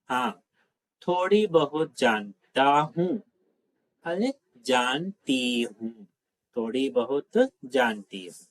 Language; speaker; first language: Hindi; non-native, local second language; Telugu